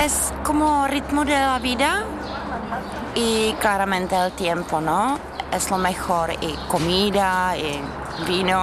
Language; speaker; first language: Spanish; non-native, fluent; Czech